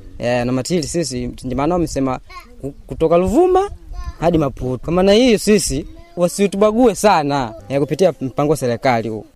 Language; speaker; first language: Swahili; non-native, local second language; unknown